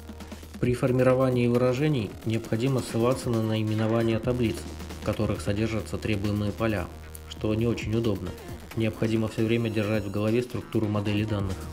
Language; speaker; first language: Russian; native; Russian